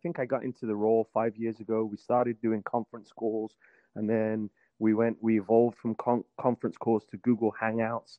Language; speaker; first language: English; native; English